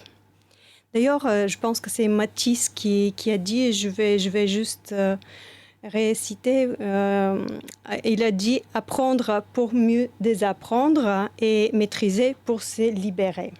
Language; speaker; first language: French; non-native, fluent; Bulgarian